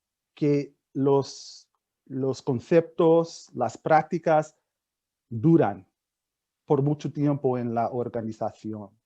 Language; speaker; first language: Spanish; non-native, fluent; English